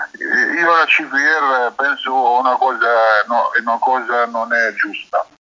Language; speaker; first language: Italian; non-native, learner; Arabic